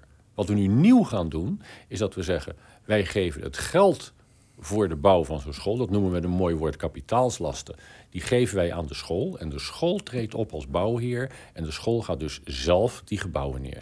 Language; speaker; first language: Dutch; native; Dutch